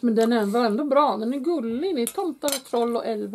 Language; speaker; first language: Swedish; native; Swedish